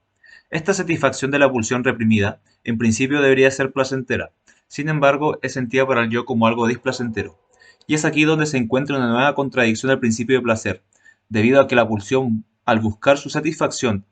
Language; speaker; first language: Spanish; native; Spanish